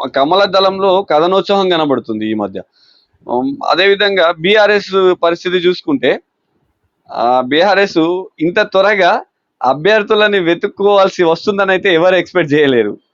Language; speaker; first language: Telugu; native; Telugu